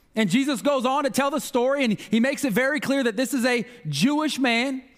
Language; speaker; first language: English; native; English